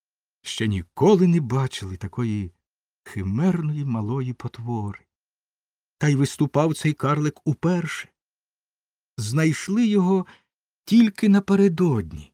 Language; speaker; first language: Ukrainian; native; Ukrainian